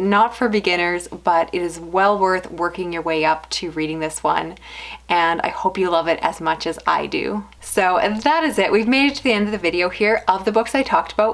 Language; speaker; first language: English; native; English